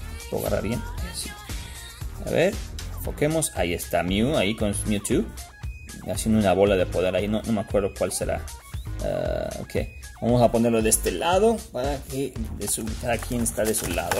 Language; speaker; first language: Spanish; native; Spanish